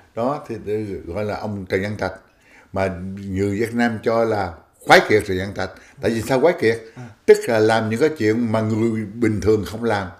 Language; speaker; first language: Vietnamese; native; Vietnamese